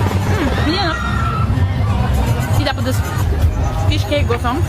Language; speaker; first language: Indonesian; non-native, learner; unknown